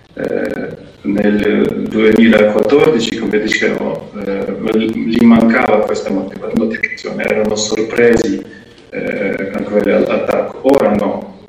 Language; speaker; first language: Italian; non-native, fluent; Ukrainian